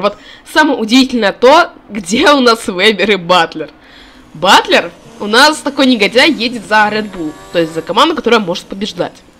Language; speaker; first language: Russian; native; Russian